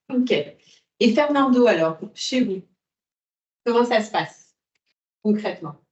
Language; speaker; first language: French; native; French